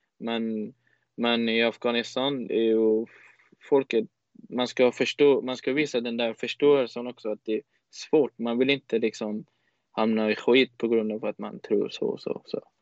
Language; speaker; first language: Swedish; non-native, fluent; Persian